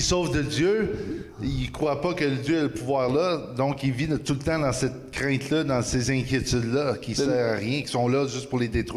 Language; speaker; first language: French; native; French